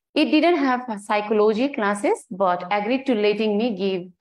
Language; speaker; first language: English; non-native, local second language; Nepali